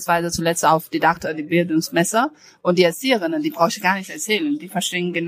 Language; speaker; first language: German; non-native, fluent; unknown